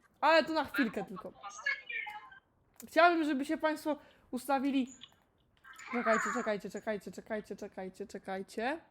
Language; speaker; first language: Polish; native; Polish